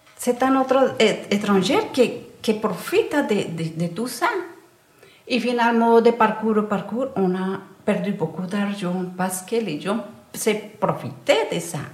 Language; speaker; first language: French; non-native, learner; Spanish